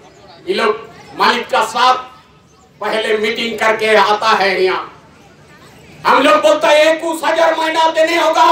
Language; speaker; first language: Hindi; non-native, local second language; Bangla